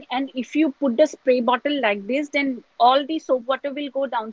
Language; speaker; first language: English; non-native, local second language; Assamese